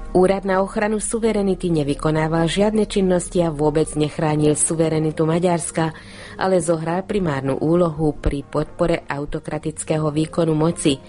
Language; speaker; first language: Slovak; non-native, local second language; Hungarian